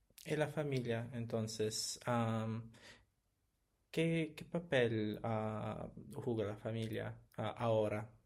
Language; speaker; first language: Spanish; non-native, learner; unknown